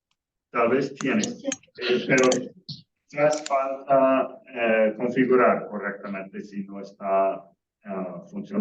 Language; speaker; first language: Spanish; non-native, fluent; English